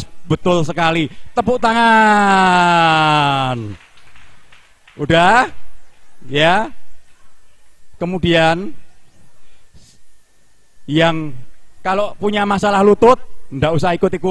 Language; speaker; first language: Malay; non-native, local second language; Javanese